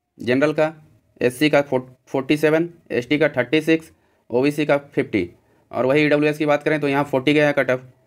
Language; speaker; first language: Hindi; native; Hindi